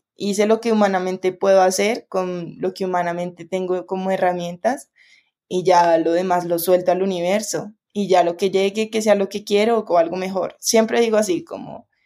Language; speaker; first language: Spanish; native; Spanish